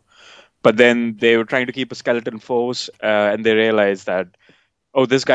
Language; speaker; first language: English; non-native, local second language; Hindi